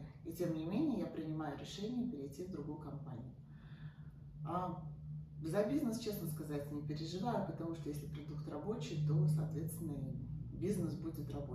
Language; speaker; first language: Russian; native; Russian